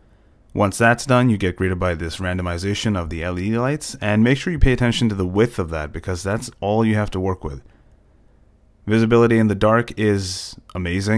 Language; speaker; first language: English; native; English